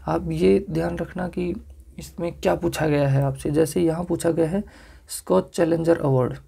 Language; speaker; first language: Hindi; native; Hindi